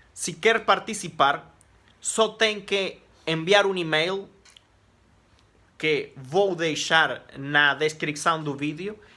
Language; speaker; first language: Portuguese; non-native, fluent; Spanish